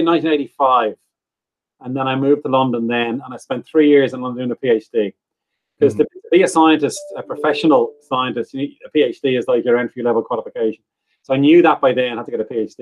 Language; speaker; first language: English; native; English